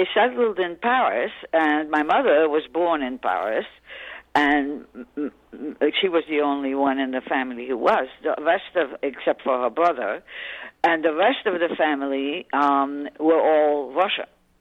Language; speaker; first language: English; early bilingual, other home language; French